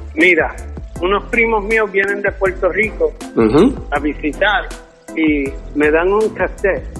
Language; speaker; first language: Spanish; early bilingual, heritage; Spanish